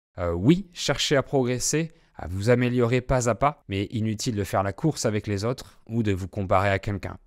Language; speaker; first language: French; native; French